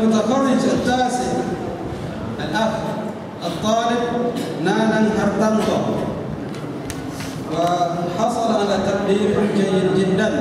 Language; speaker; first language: Arabic; non-native, fluent; Indonesian